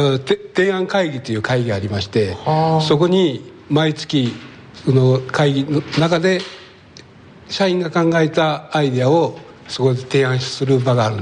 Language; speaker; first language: Japanese; native; Japanese